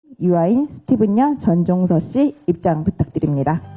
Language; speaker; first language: Korean; native; Korean